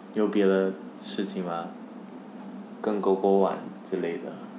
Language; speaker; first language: Chinese; non-native, fluent; Korean